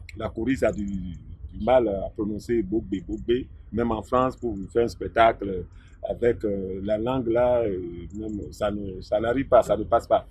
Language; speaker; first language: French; non-native, local second language; Fon